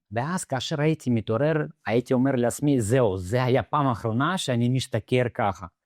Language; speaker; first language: Hebrew; non-native, fluent; Russian